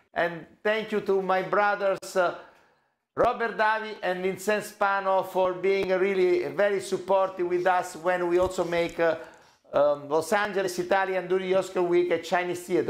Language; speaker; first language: English; non-native, fluent; Italian